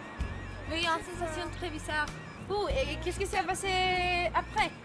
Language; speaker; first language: French; non-native, learner; Spanish